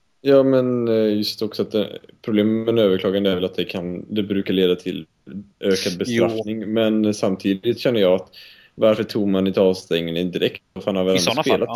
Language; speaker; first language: Swedish; native; Swedish